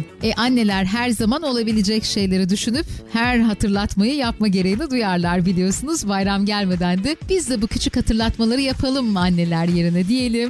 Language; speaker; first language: Turkish; native; Turkish